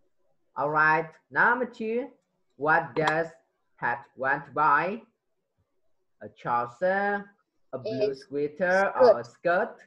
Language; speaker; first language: English; non-native, fluent; Vietnamese